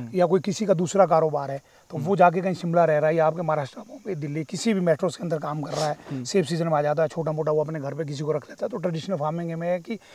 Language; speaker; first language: Hindi; native; Hindi